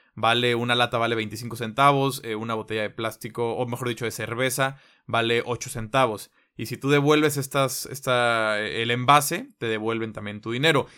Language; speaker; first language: Spanish; native; Spanish